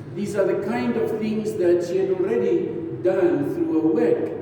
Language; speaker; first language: English; non-native, local second language; Afrikaans